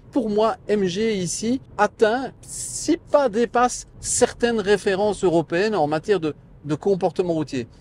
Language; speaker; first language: French; native; French